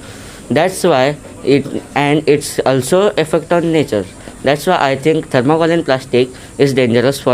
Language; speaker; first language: English; non-native, learner; Marathi